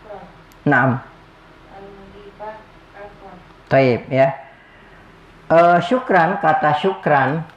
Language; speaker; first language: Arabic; non-native, fluent; Indonesian